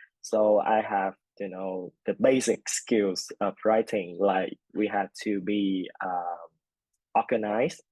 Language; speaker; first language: English; non-native, fluent; Vietnamese